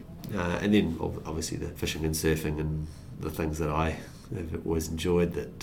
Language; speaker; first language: English; native; English